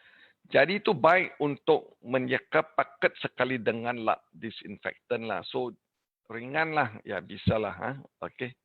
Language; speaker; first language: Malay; non-native, learner; English